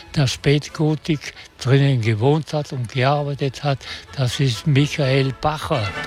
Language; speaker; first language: German; native; German